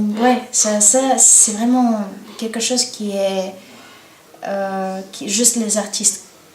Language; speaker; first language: French; non-native, learner; Bulgarian